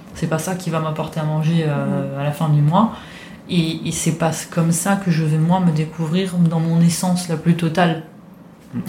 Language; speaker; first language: French; non-native, fluent; Italian